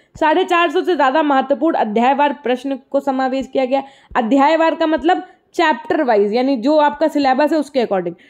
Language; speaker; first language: Hindi; native; Hindi